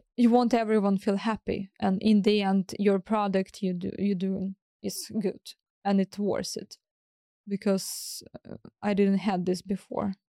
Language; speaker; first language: English; non-native, fluent; Ukrainian